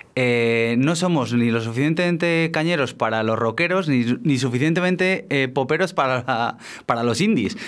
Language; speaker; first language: Spanish; native; Spanish